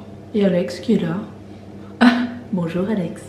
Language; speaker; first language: French; native; French